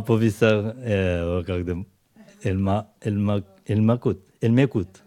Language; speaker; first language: French; non-native, learner; Tibetan